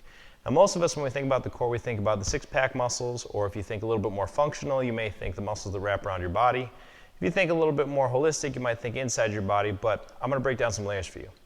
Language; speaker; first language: English; native; English